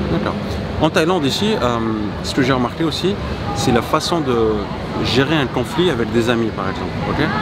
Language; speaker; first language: French; native; French